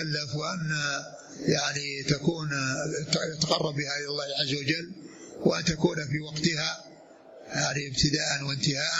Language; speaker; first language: Arabic; native; Arabic